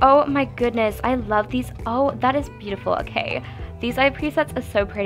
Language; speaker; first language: English; native; English